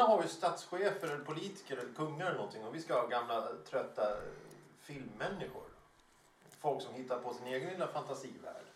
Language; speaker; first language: Swedish; native; Swedish